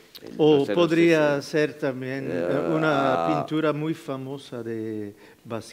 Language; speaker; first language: Spanish; non-native, fluent; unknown